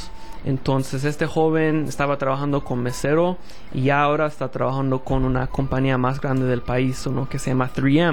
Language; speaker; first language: Spanish; early bilingual, heritage; Spanish